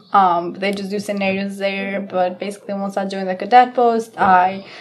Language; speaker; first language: English; non-native, fluent; Albanian